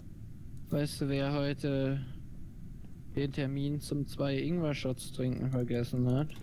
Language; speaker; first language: German; native; German